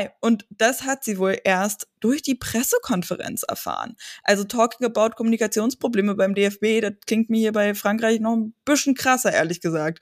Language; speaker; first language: German; native; German